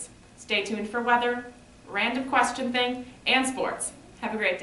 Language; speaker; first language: English; native; English